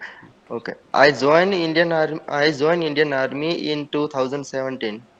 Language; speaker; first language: English; non-native, learner; Hindi